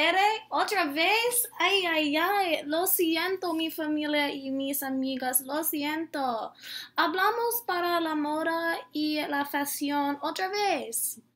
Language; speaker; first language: Spanish; non-native, learner; English